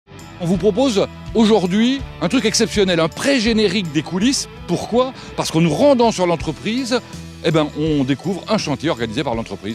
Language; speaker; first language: French; native; French